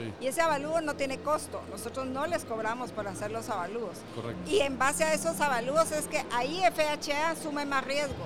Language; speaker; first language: Spanish; native; Spanish